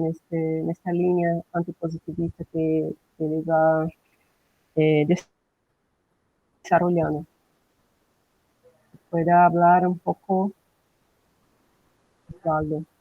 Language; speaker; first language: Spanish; non-native, learner; Portuguese